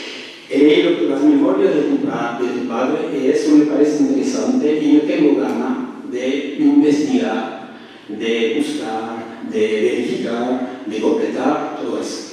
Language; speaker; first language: Spanish; early bilingual, heritage; French